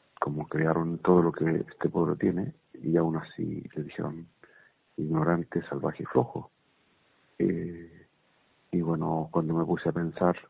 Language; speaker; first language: Spanish; non-native, local second language; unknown